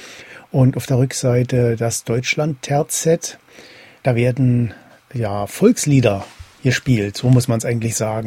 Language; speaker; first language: German; native; German